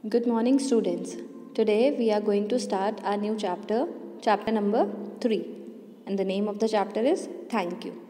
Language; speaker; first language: English; non-native, local second language; Hindi